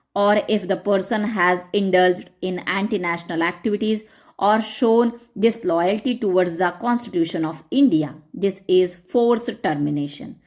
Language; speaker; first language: English; non-native, local second language; Kannada